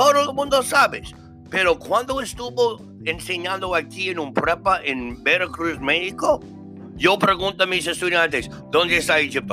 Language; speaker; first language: Spanish; non-native, learner; English